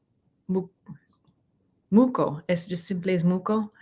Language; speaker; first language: Spanish; non-native, learner; English